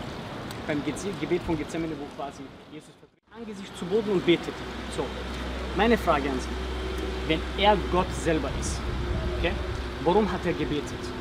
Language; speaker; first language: German; early bilingual, other home language; Bosnian